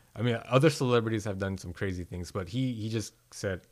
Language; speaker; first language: English; native; English